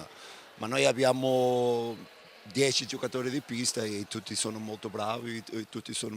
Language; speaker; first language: Italian; non-native, fluent; Portuguese